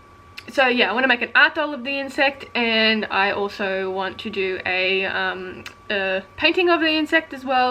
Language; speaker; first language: English; native; English